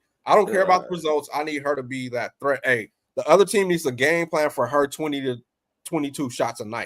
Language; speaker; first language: English; native; English